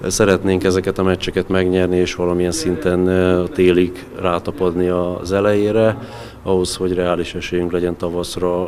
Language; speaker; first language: Hungarian; native; Hungarian